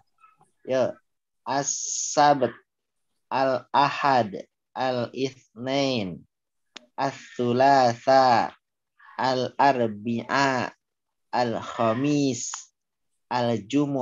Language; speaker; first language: Arabic; non-native, learner; Indonesian